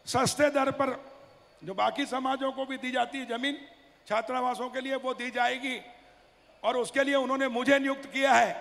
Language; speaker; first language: Hindi; native; Hindi